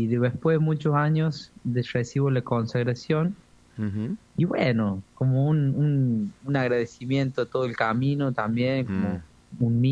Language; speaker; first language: Spanish; native; Spanish